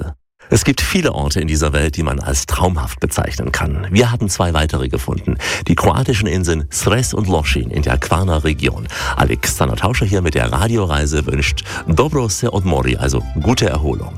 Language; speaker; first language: German; native; German